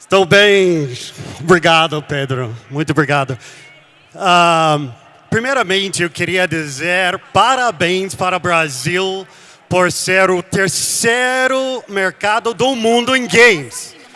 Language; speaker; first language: Portuguese; non-native, fluent; English